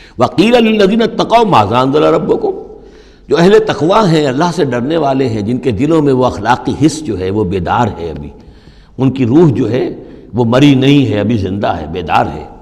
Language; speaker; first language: Urdu; native; Urdu